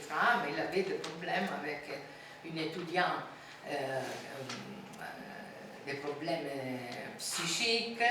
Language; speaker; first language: French; non-native, fluent; Italian